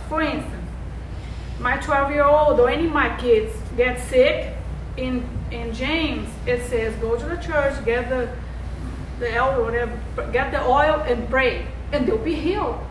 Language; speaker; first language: English; non-native, fluent; Portuguese